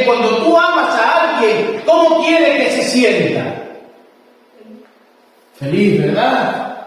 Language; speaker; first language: Spanish; native; Spanish